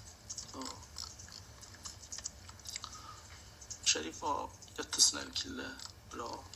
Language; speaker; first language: Swedish; non-native, learner; Persian